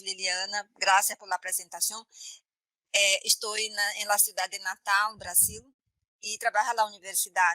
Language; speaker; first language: Spanish; non-native, fluent; Portuguese